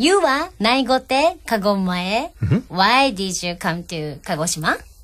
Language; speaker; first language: English; non-native, learner; Japanese